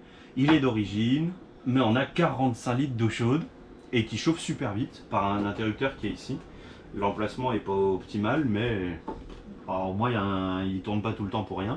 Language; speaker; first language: French; native; French